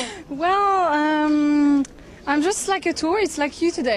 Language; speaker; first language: English; non-native, fluent; French